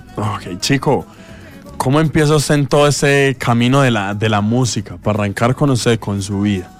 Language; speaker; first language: Spanish; native; Spanish